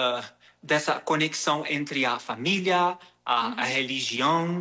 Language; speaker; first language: Portuguese; non-native, learner; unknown